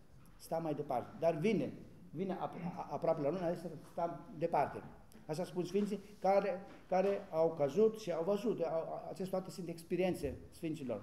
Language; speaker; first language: Romanian; non-native, learner; Greek